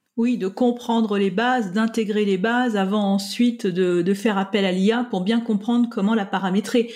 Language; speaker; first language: French; native; French